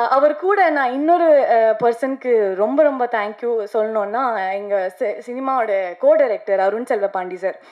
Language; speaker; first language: Tamil; non-native, learner; Kannada